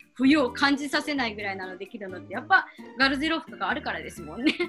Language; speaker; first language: Japanese; native; Japanese